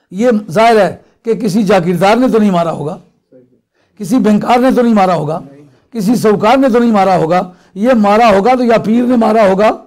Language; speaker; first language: Urdu; non-native, local second language; Punjabi